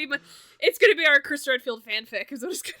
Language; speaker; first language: English; native; English